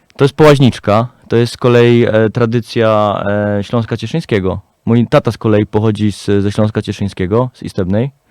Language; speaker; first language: Polish; native; Polish